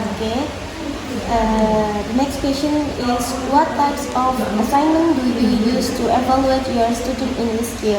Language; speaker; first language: English; non-native, learner; Indonesian